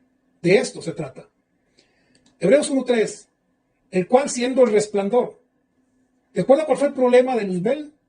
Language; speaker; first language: Spanish; native; Spanish